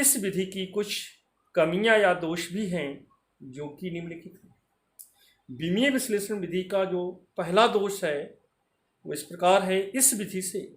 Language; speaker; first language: Hindi; native; Hindi